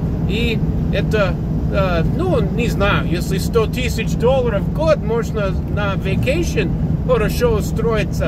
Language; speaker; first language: Russian; non-native, fluent; English